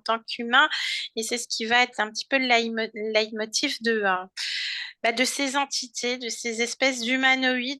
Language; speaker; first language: French; native; French